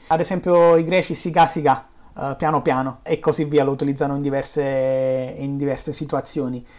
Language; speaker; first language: Italian; native; Italian